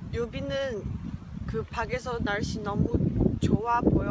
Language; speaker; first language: Korean; non-native, learner; Chinese